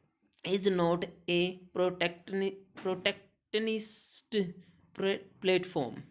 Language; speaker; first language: English; non-native, local second language; Hindi